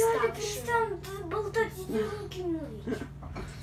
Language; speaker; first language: Russian; early bilingual, heritage; Russian